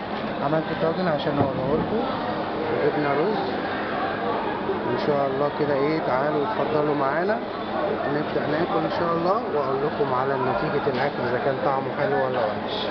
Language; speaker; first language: Arabic; native; Arabic